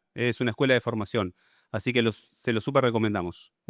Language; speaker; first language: Spanish; native; Spanish